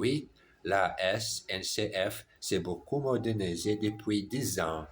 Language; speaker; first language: French; non-native, learner; German